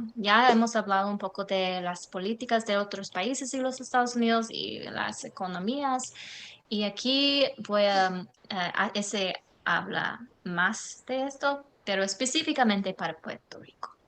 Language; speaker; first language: Spanish; non-native, learner; English